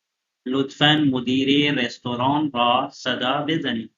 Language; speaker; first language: Persian; non-native, fluent; Urdu